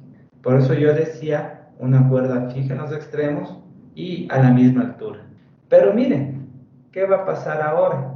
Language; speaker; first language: Spanish; native; Spanish